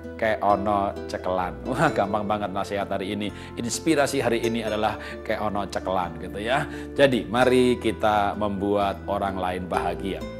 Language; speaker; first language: Indonesian; native; Indonesian